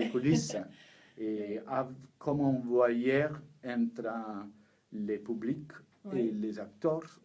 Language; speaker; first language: French; non-native, learner; Italian